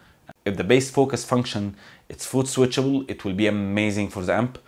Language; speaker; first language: English; non-native, fluent; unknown